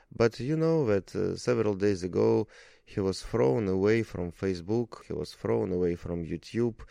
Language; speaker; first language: English; non-native, learner; Russian